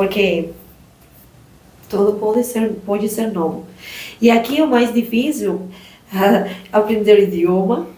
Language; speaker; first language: Portuguese; non-native, learner; Spanish